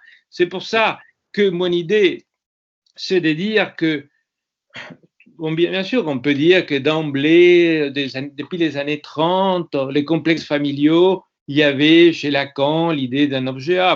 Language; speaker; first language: French; non-native, fluent; Spanish